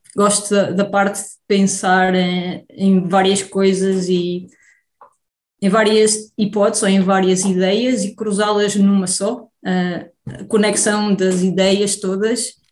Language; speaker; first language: Portuguese; native; Portuguese